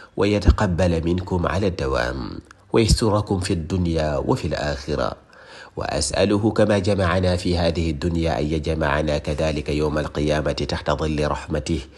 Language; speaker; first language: Arabic; non-native, fluent; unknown